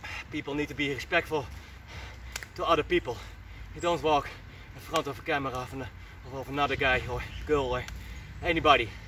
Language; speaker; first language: English; non-native, fluent; Dutch